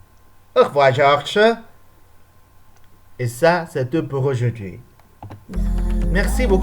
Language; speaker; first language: French; non-native, learner; Spanish